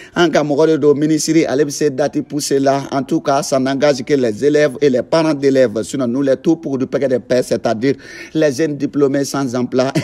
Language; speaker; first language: French; non-native, local second language; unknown